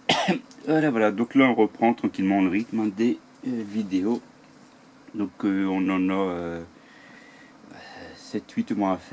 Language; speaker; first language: French; native; French